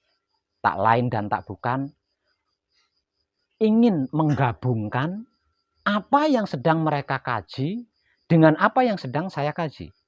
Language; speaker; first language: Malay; non-native, local second language; Javanese